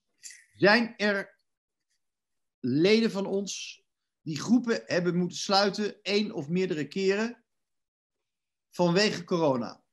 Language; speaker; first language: Dutch; native; Dutch